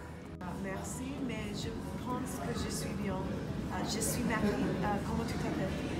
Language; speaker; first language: French; non-native, learner; English